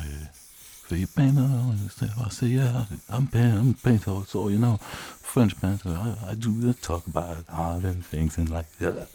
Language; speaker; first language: English; non-native, learner; French